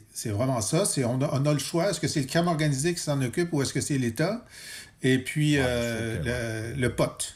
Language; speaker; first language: French; native; French